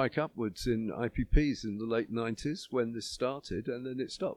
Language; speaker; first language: English; native; English